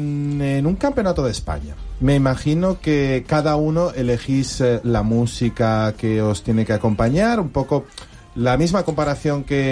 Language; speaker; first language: Spanish; native; Spanish